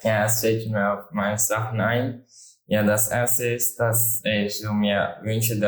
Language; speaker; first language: German; non-native, learner; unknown